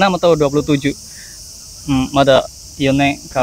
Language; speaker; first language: Japanese; non-native, fluent; Indonesian